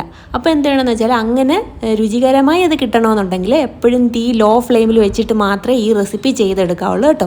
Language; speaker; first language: Malayalam; native; Malayalam